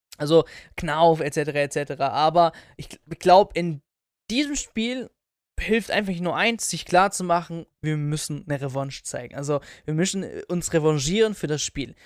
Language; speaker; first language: German; early bilingual, other home language; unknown